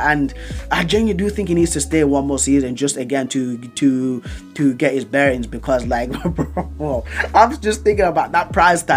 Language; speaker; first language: English; native; English